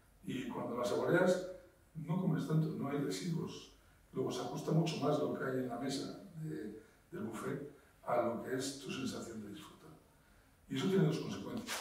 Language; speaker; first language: Spanish; native; Spanish